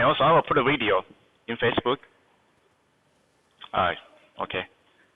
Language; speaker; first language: English; non-native, learner; Chinese